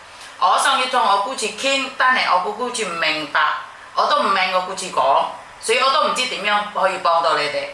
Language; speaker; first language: Cantonese; non-native, fluent; Indonesian